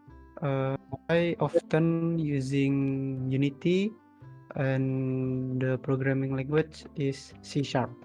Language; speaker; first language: English; non-native, learner; Indonesian